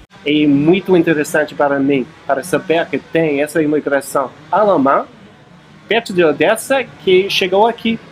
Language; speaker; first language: Portuguese; non-native, fluent; English